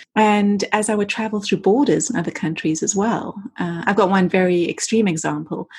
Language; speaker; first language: English; native; English